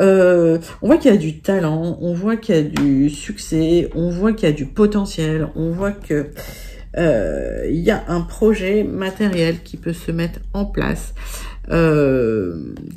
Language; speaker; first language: French; native; French